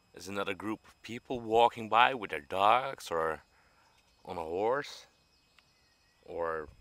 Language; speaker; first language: English; non-native, fluent; Dutch